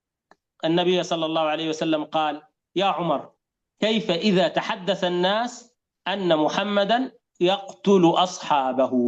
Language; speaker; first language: Arabic; native; Arabic